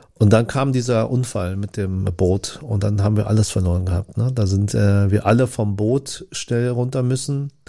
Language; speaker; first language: German; early bilingual, other home language; Vietnamese